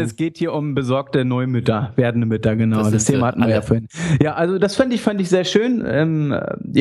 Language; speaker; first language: German; native; German